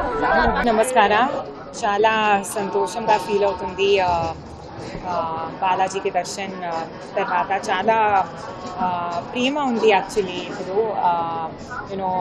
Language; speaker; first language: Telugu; non-native, learner; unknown